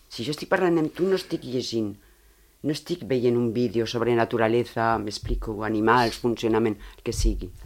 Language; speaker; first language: Catalan; early bilingual, heritage; Catalan